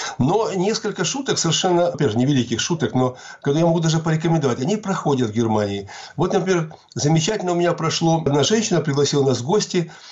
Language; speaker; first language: Russian; native; Russian